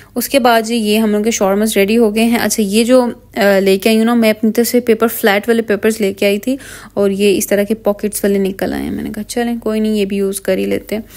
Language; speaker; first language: Urdu; non-native, local second language; Punjabi